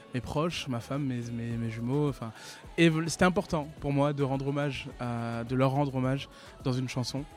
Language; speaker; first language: French; native; French